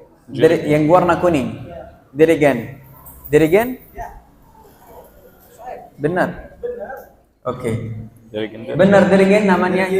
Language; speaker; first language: Indonesian; non-native, fluent; Arabic